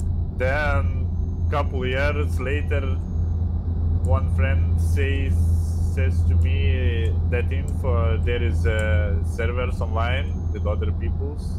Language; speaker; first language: English; non-native, learner; Lithuanian